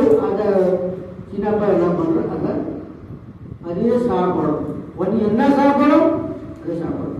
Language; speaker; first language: Tamil; non-native, learner; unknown